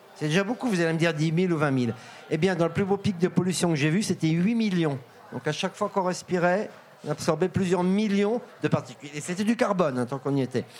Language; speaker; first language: French; native; French